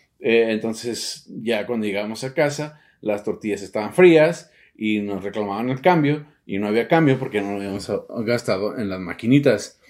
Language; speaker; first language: Spanish; early bilingual, heritage; Spanish